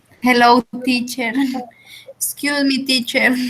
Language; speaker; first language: English; non-native, learner; Spanish